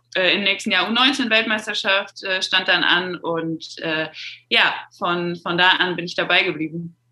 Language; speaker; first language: German; native; German